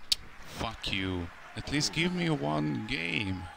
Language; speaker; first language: English; non-native, learner; Hungarian